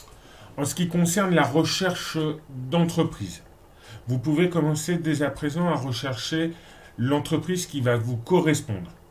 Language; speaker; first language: French; native; French